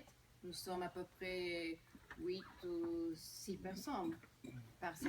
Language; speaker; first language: French; non-native, fluent; Spanish